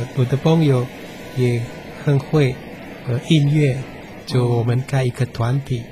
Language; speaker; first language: Chinese; non-native, fluent; Indonesian